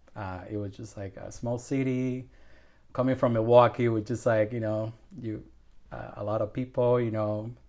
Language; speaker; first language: English; non-native, fluent; Spanish